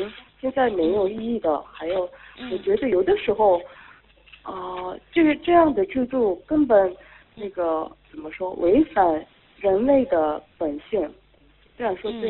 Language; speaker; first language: Chinese; non-native, fluent; Korean